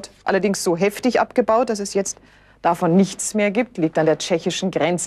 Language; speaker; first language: German; native; German